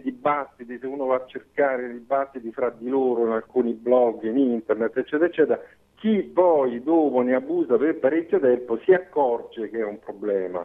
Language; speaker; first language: Italian; native; Italian